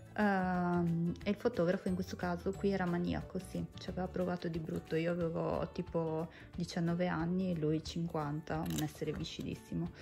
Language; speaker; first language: Italian; native; Italian